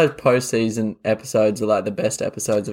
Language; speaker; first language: English; native; English